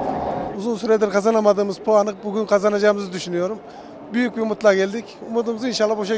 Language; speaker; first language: Turkish; native; Turkish